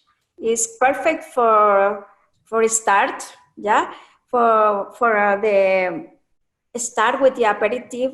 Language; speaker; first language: English; non-native, learner; Spanish